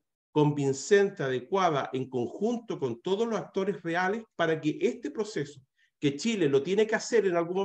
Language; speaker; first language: Spanish; native; Spanish